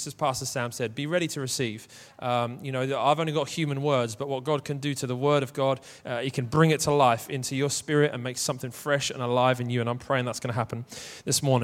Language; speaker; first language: English; native; English